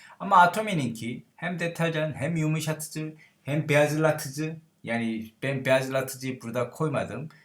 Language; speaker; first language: Turkish; non-native, learner; Korean